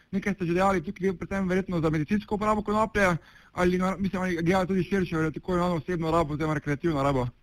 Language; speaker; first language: Slovenian; native; Slovenian